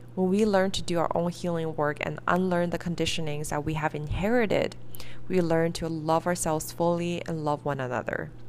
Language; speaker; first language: English; early bilingual, other home language; Chinese